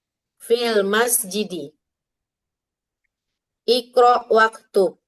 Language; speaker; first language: Arabic; non-native, learner; Indonesian